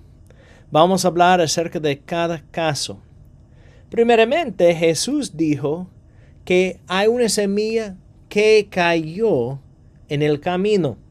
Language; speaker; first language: Spanish; non-native, fluent; English